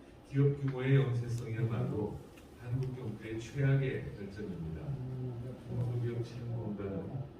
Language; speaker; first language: Korean; native; Korean